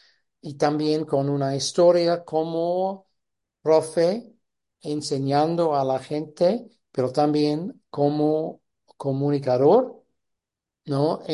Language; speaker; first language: Spanish; non-native, fluent; English